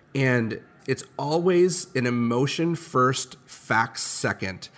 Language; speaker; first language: English; native; English